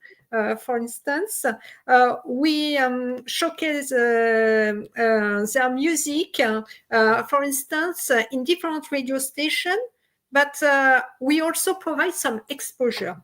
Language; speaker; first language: English; non-native, fluent; French